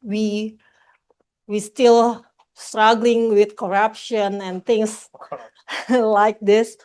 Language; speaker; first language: English; non-native, local second language; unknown